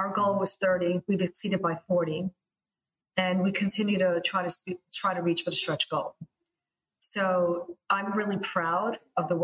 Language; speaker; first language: English; early bilingual, other home language; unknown